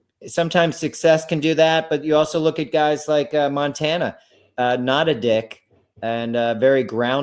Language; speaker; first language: English; native; English